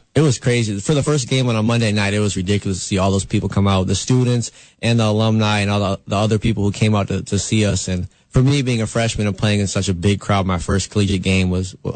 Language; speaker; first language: English; native; English